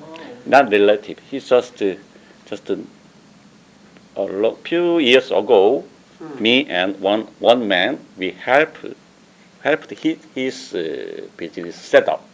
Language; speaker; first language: English; non-native, learner; Korean